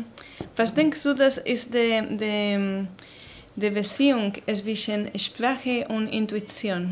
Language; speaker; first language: German; non-native, learner; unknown